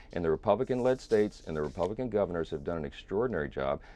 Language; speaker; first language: English; native; English